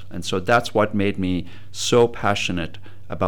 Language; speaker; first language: English; non-native, local second language; Tamil